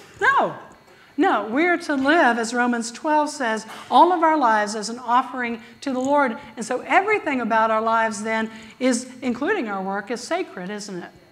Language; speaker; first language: English; native; English